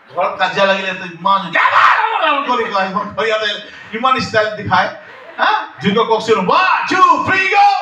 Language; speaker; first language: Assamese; non-native, local second language; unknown